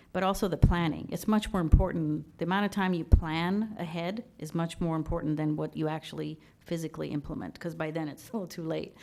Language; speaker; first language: English; early bilingual, other home language; Persian